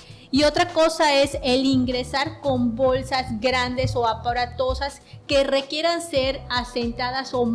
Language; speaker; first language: Spanish; native; Spanish